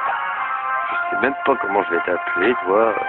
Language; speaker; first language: French; native; French